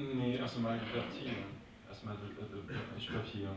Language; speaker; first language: German; non-native, local second language; French